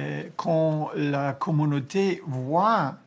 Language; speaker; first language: French; non-native, fluent; Ukrainian